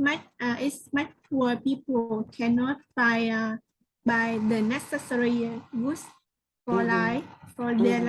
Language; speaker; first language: English; non-native, learner; Vietnamese